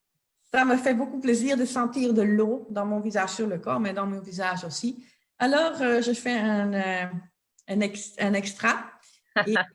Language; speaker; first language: French; non-native, local second language; Dutch